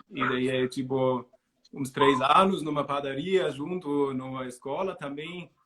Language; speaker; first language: Portuguese; non-native, fluent; German